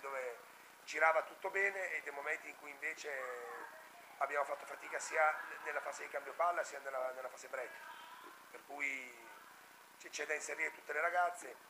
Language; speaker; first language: Italian; native; Italian